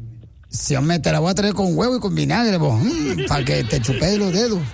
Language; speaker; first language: Spanish; native; Spanish